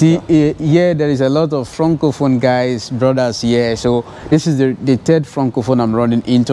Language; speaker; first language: English; non-native, fluent; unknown